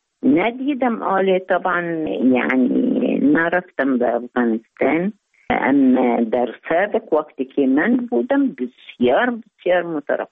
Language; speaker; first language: Persian; non-native, fluent; Arabic